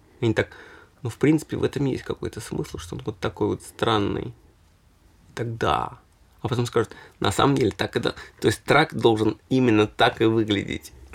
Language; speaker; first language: Russian; native; Russian